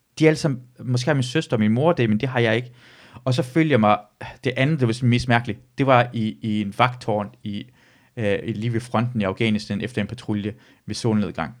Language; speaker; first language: Danish; early bilingual, other home language; Persian